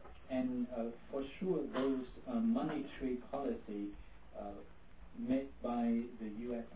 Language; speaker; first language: English; non-native, fluent; Vietnamese